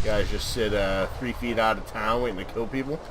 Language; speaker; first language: English; native; English